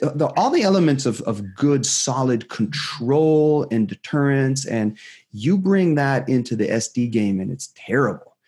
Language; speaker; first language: English; non-native, fluent; Hebrew